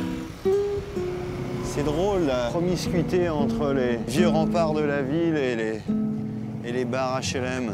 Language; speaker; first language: French; native; French